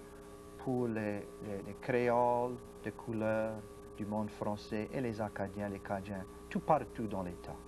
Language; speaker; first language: French; non-native, local second language; English